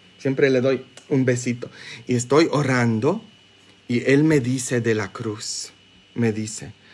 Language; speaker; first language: Spanish; non-native, fluent; English